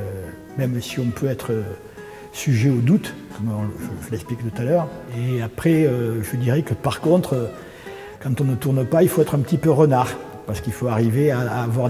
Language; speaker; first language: French; native; French